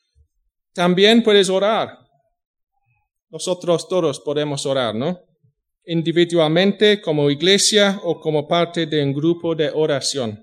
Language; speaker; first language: Spanish; non-native, fluent; English